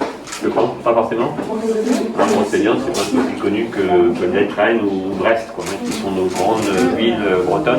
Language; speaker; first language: French; native; French